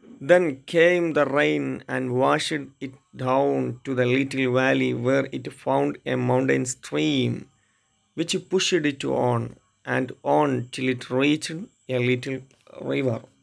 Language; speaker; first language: English; non-native, local second language; Malayalam